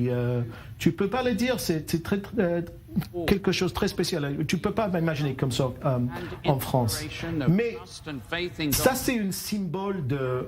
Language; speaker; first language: French; non-native, learner; English